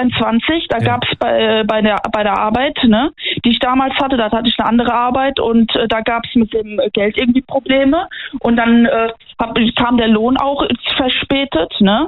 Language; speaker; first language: German; native; German